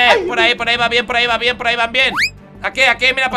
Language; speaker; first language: Spanish; native; Spanish